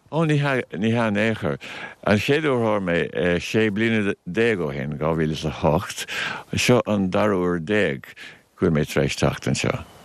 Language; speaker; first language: Irish; non-native, local second language; English